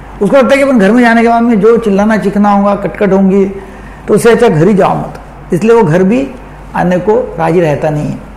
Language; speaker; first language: Hindi; non-native, local second language; Marathi